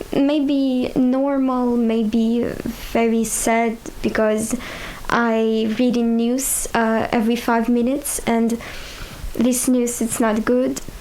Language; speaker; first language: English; non-native, learner; Ukrainian